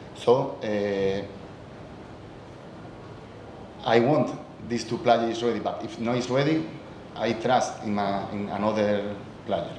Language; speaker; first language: English; non-native, learner; Spanish